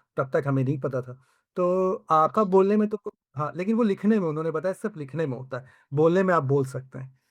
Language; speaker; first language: Hindi; native; Hindi